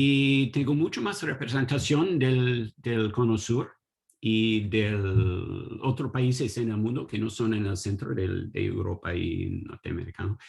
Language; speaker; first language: Spanish; non-native, learner; English